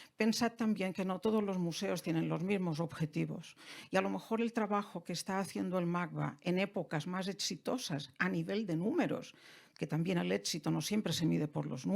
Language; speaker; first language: Spanish; non-native, local second language; Catalan